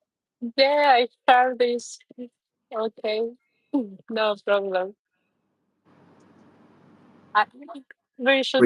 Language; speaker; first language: English; non-native, learner; Russian